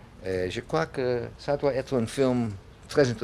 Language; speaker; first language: French; non-native, learner; English